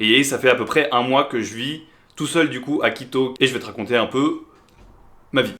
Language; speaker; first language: French; native; French